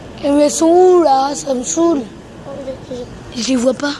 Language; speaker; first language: French; native; French